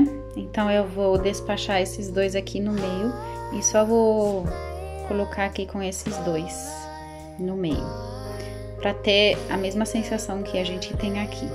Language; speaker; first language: Portuguese; non-native, fluent; German